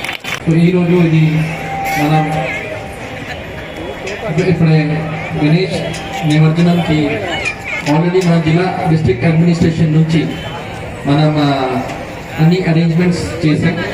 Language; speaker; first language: Telugu; non-native, learner; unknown